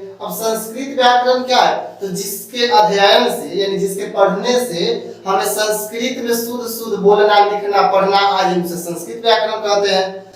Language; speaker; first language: Hindi; native; Hindi